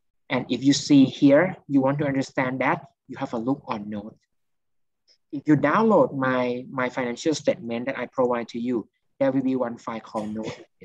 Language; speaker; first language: English; non-native, fluent; Thai